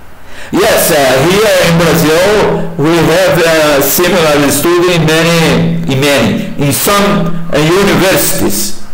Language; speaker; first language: English; non-native, learner; Portuguese